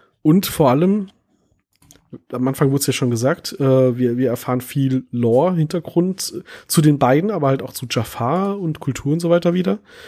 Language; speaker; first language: German; native; German